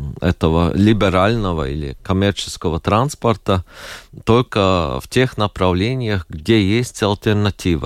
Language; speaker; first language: Russian; non-native, local second language; Latvian